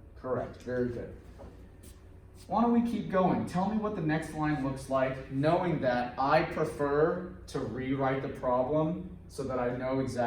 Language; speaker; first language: English; native; English